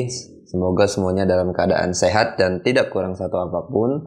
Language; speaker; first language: Indonesian; native; Indonesian